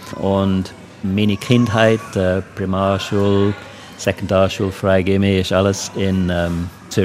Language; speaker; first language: German; non-native, local second language; English